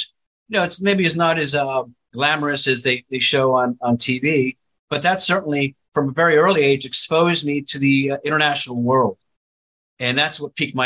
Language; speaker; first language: English; native; English